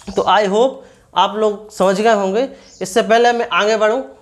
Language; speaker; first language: Hindi; native; Hindi